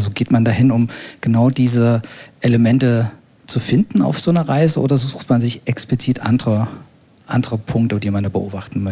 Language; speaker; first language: German; native; German